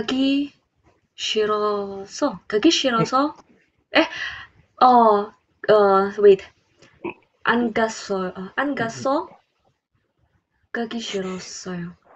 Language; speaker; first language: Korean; non-native, learner; English